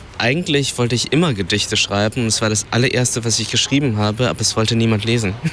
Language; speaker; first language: German; early bilingual, other home language; Vietnamese